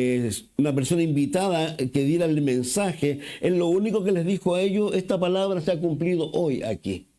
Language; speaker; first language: Spanish; native; Spanish